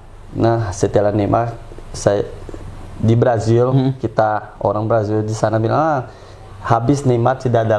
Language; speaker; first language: Indonesian; non-native, fluent; Portuguese